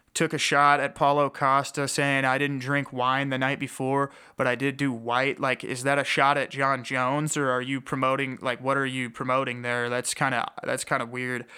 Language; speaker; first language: English; native; English